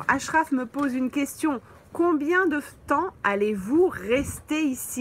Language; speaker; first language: French; native; French